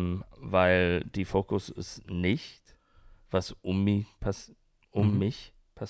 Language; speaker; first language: German; non-native, learner; English